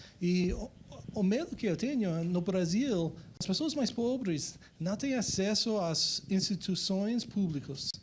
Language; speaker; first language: Portuguese; non-native, fluent; English